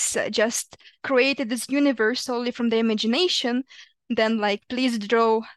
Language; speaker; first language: English; non-native, fluent; Ukrainian